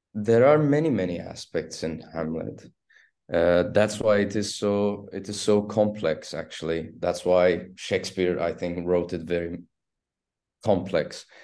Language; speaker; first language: English; non-native, fluent; Turkish